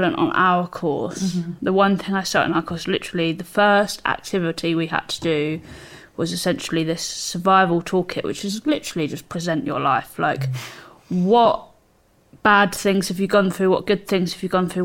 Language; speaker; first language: English; native; English